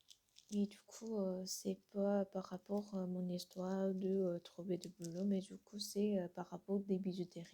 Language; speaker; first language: French; non-native, learner; Korean